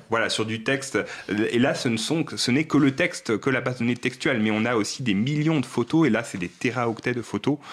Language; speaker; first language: French; native; French